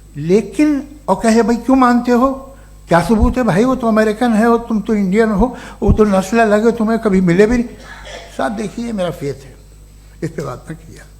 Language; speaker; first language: Urdu; native; Urdu